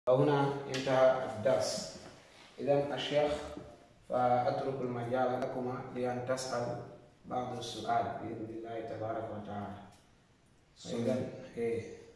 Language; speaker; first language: Arabic; non-native, learner; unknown